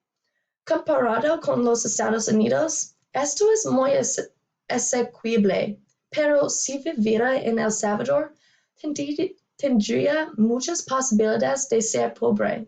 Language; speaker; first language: Spanish; non-native, learner; English